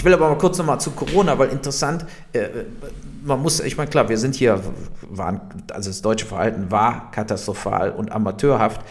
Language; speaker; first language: German; native; German